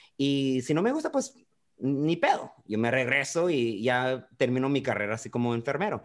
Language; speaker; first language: Spanish; early bilingual, heritage; Spanish